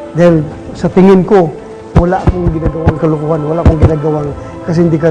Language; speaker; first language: Filipino; native; Filipino